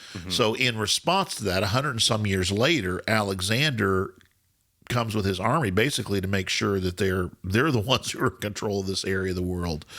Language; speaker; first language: English; native; English